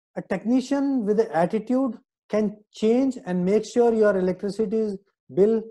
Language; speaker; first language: English; non-native, local second language; Hindi